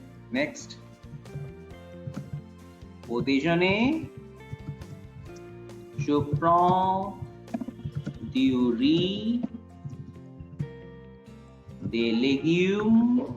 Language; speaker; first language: French; non-native, fluent; Bangla